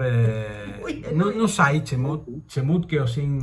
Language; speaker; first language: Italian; early bilingual, heritage; Spanish